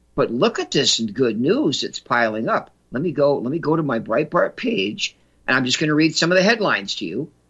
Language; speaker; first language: English; native; English